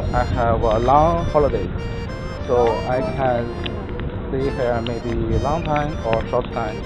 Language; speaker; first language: English; non-native, learner; Chinese